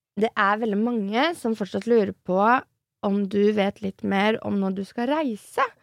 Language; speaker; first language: Norwegian; early bilingual, other home language; French